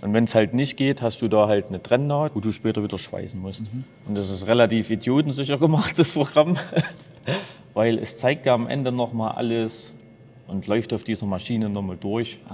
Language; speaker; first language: German; native; German